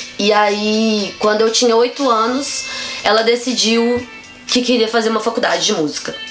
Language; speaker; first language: Portuguese; native; Portuguese